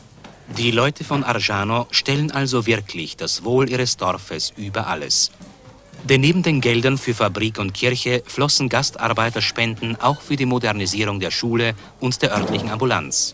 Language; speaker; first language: German; native; German